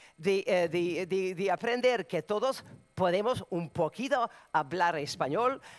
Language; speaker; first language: Spanish; non-native, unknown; Serbian